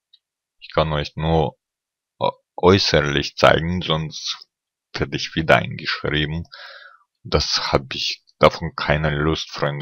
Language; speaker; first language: German; non-native, fluent; Russian